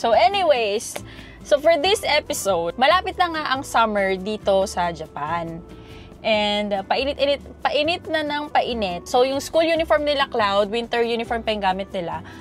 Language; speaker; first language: Filipino; native; Filipino